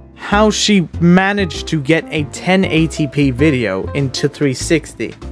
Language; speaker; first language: English; native; English